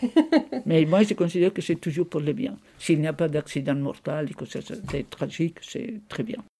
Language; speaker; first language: French; non-native, fluent; Spanish